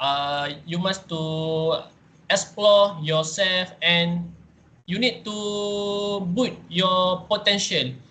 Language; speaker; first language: English; non-native, learner; Malay